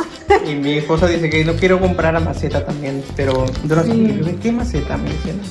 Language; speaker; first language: Spanish; non-native, learner; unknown